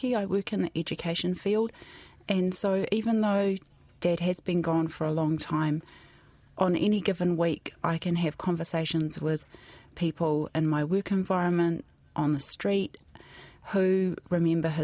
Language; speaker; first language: English; native; English